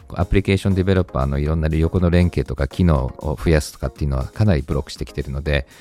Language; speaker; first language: Japanese; early bilingual, heritage; Japanese